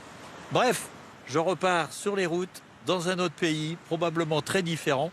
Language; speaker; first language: French; native; French